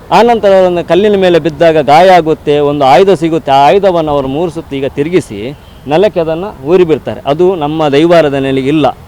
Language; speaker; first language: Kannada; non-native, local second language; Tulu